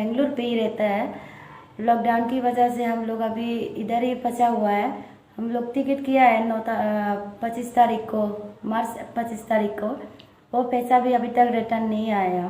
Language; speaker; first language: Hindi; non-native, local second language; Chakma